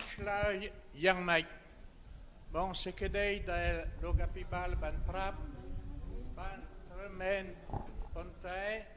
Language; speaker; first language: Khmer; non-native, fluent; French